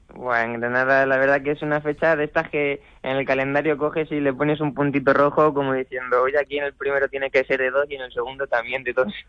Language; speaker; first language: Spanish; native; Spanish